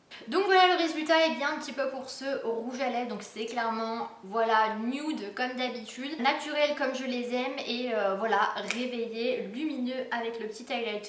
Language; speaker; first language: French; native; French